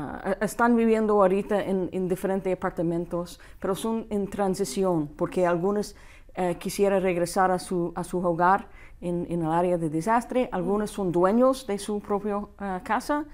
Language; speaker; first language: Spanish; non-native, fluent; English